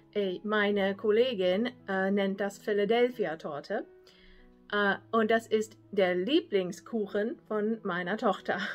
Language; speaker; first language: German; non-native, fluent; English